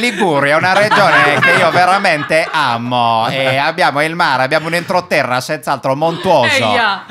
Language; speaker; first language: Italian; native; Italian